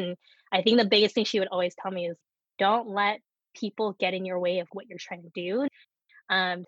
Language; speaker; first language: English; early bilingual, other home language; Korean